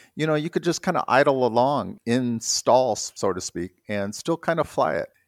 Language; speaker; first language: English; native; English